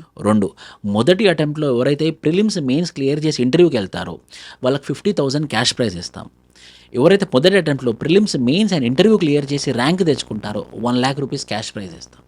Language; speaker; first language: Telugu; native; Telugu